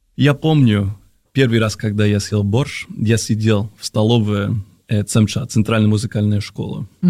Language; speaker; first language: Russian; non-native, fluent; Spanish